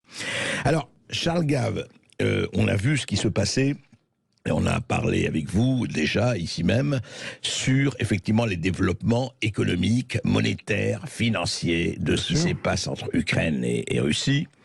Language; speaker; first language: French; native; French